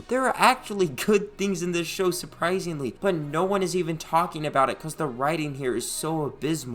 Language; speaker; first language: English; native; English